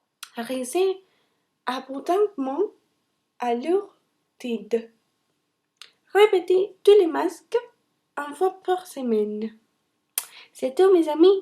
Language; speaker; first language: French; non-native, learner; Spanish